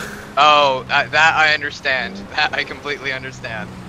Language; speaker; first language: English; native; English